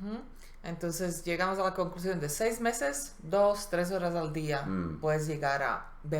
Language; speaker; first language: Spanish; non-native, fluent; Slovak